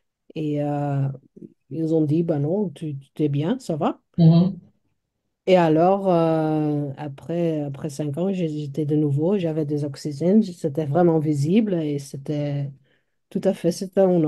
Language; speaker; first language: French; non-native, local second language; Dutch